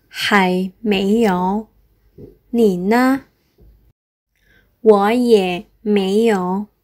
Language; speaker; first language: Chinese; non-native, fluent; Indonesian